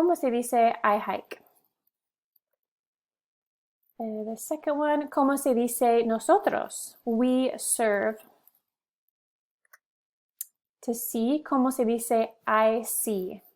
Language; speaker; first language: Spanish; non-native, fluent; English